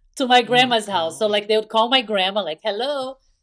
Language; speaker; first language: English; non-native, fluent; Portuguese